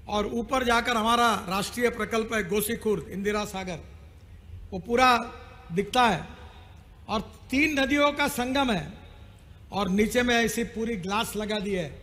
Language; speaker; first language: Hindi; non-native, local second language; Marathi